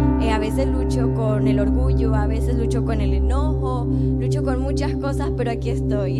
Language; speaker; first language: Spanish; native; Spanish